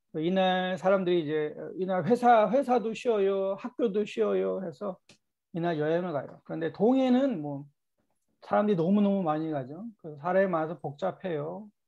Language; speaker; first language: Korean; native; Korean